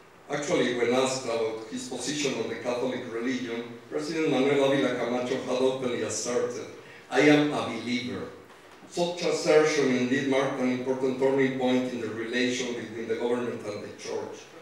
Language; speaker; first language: English; non-native, fluent; Spanish